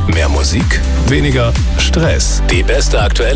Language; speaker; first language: German; native; German